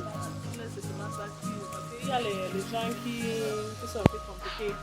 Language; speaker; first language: French; non-native, local second language; English